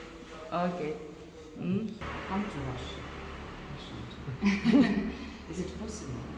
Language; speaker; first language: English; non-native, learner; Russian